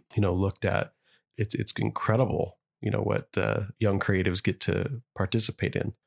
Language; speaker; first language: English; native; English